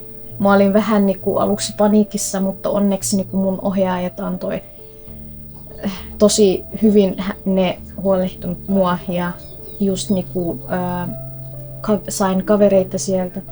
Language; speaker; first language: Finnish; non-native, fluent; Somali